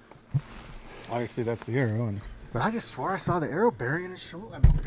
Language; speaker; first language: English; native; English